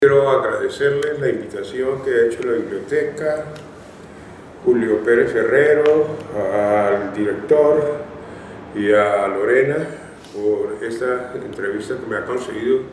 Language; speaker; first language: Spanish; native; Spanish